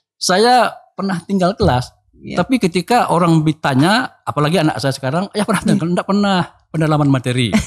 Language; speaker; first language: Indonesian; non-native, local second language; Minangkabau